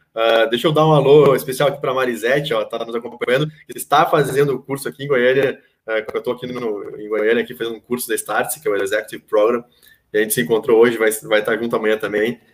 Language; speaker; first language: Portuguese; native; Portuguese